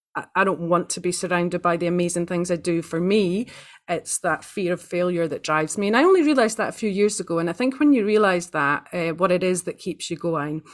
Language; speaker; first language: English; native; English